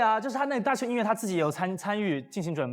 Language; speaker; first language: Chinese; native; Chinese